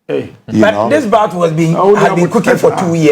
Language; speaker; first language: English; non-native, local second language; Akan